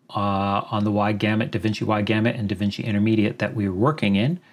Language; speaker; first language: English; native; English